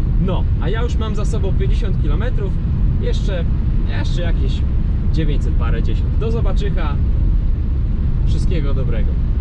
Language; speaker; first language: Polish; native; Polish